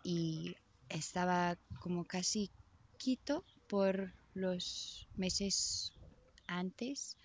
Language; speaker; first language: Spanish; non-native, learner; English